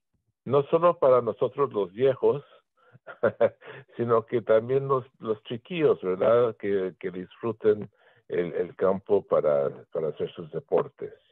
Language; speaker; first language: Spanish; early bilingual, heritage; Spanish